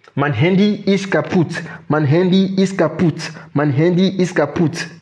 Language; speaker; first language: German; non-native, fluent; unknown